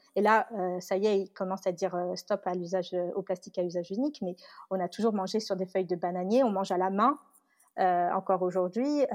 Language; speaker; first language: French; early bilingual, other home language; Tamil